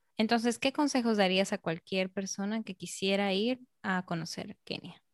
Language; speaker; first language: Spanish; native; Spanish